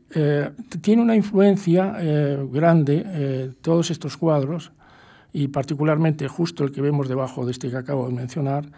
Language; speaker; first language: Spanish; native; Spanish